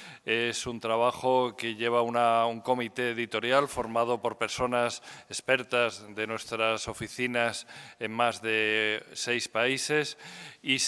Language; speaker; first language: Spanish; native; Spanish